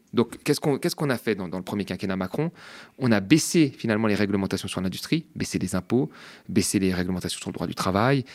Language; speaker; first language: French; native; French